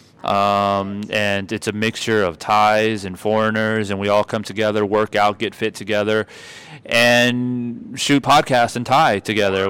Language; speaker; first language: English; native; English